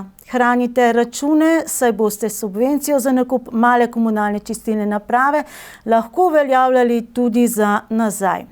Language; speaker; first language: Slovenian; native; Slovenian